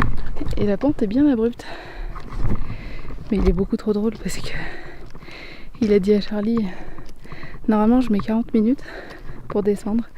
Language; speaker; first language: French; native; French